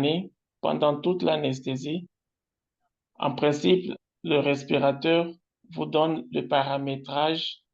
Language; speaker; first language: French; non-native, local second language; Rundi